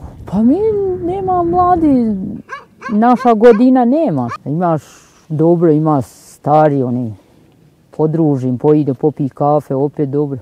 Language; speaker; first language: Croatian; non-native, learner; Albanian